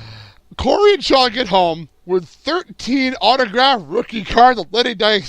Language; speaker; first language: English; native; English